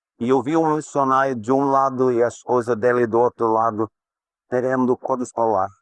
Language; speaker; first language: Portuguese; non-native, fluent; English